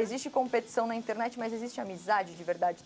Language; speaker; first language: Portuguese; native; Portuguese